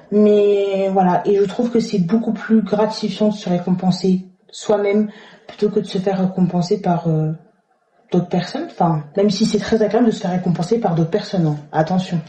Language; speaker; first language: French; native; French